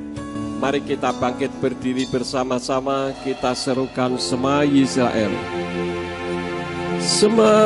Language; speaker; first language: Indonesian; native; Indonesian